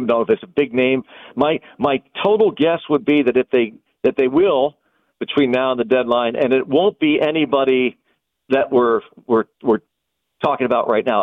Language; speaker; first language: English; native; English